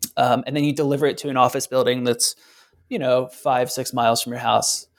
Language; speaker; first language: English; native; English